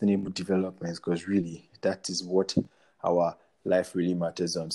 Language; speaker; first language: English; non-native, local second language; Yoruba